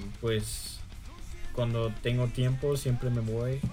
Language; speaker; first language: Spanish; early bilingual, heritage; German